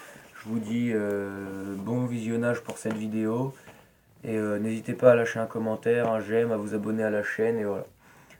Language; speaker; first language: French; native; French